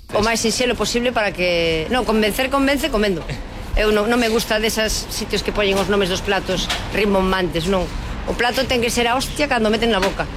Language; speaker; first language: Galician; native; Galician